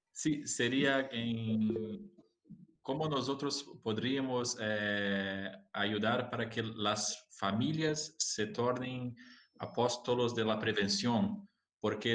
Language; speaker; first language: Spanish; non-native, learner; Portuguese